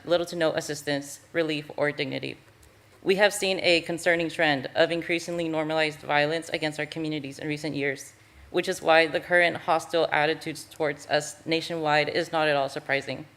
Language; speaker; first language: English; native; English